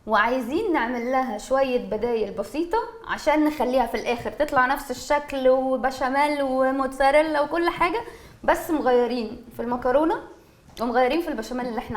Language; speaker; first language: Arabic; native; Arabic